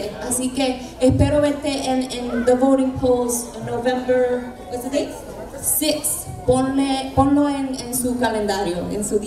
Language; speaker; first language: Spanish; early bilingual, heritage; Spanish